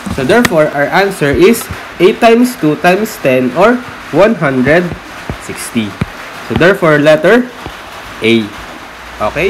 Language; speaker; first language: English; non-native, local second language; Filipino